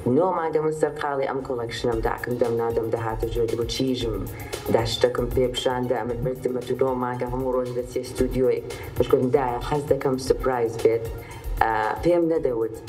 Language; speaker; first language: Central Kurdish; early bilingual, heritage; Central Kurdish